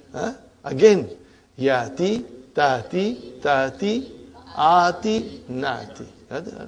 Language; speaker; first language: Arabic; non-native, fluent; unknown